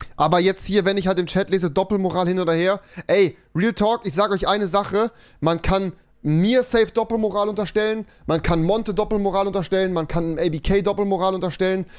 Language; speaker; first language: German; native; German